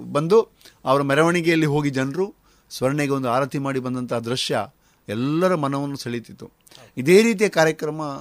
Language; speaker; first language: Kannada; non-native, local second language; Konkani